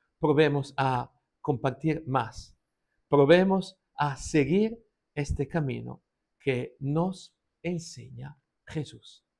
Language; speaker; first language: Spanish; non-native, fluent; Italian